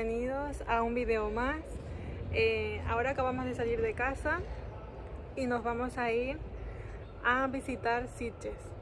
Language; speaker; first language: Spanish; native; Spanish